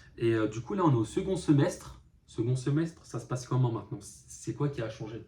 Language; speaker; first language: French; native; French